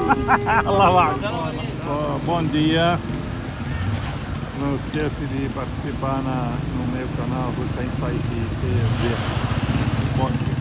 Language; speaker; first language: Portuguese; non-native, local second language; Arabic